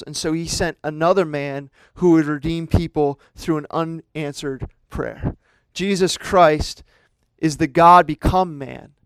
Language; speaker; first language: English; native; English